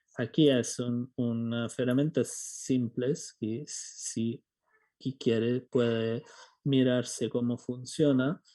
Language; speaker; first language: Spanish; non-native, fluent; Italian